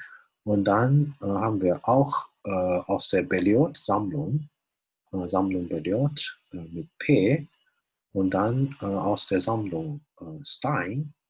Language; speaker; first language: German; non-native, fluent; Chinese